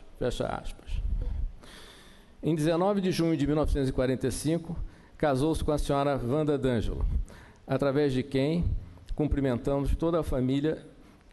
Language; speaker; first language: Portuguese; native; Portuguese